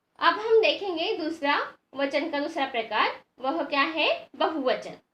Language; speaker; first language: Hindi; non-native, local second language; Marathi